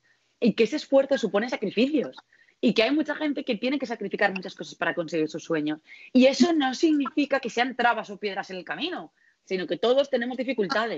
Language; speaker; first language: Spanish; native; Spanish